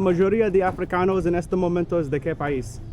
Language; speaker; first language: Spanish; non-native, learner; English